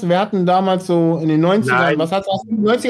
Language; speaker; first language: German; native; German